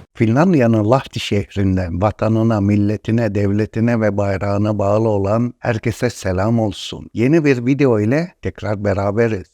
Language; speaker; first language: Turkish; native; Turkish